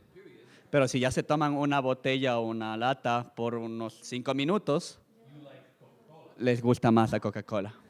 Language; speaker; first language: Spanish; native; Spanish